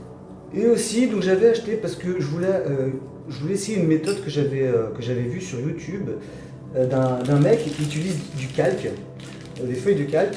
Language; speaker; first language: French; native; French